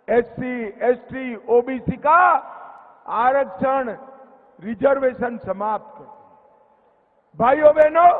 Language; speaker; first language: Hindi; non-native, local second language; Gujarati